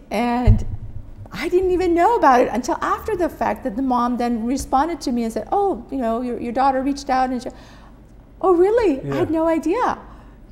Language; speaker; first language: English; non-native, fluent; Persian